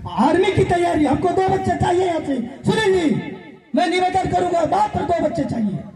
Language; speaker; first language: Hindi; native; Hindi